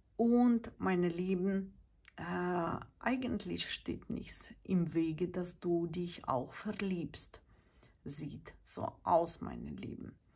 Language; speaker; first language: German; non-native, fluent; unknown